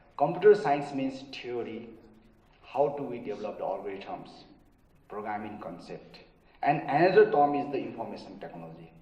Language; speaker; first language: English; non-native, local second language; Nepali